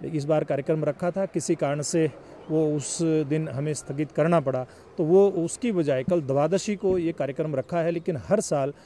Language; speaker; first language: Hindi; native; Hindi